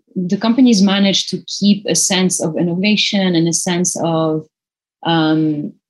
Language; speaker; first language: English; non-native, fluent; Arabic